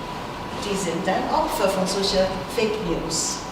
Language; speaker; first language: German; non-native, fluent; Chinese